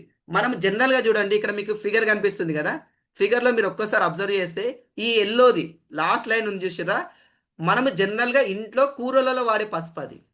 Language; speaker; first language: Telugu; native; Telugu